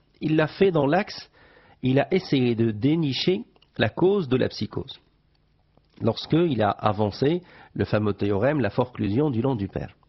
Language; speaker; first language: French; non-native, local second language; Arabic